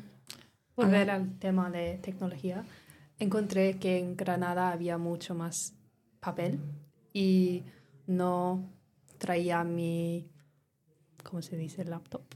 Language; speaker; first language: Spanish; non-native, learner; English